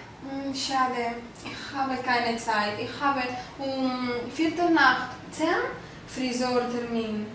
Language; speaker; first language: German; non-native, learner; Spanish